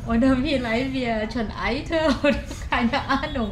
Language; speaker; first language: German; non-native, learner; Thai